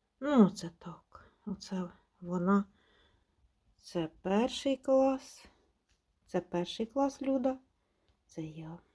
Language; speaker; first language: Ukrainian; native; Ukrainian